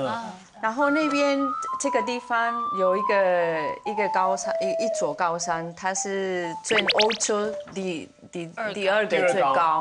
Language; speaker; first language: Chinese; non-native, fluent; Spanish